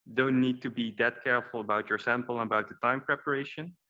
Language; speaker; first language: English; non-native, fluent; Dutch